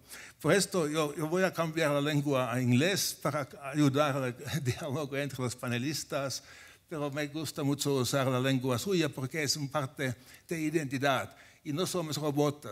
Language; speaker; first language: Spanish; non-native, fluent; Finnish